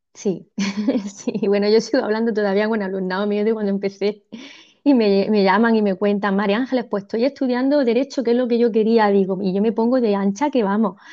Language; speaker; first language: Spanish; native; Spanish